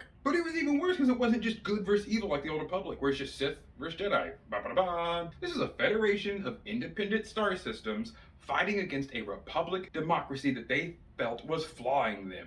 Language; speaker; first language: English; native; English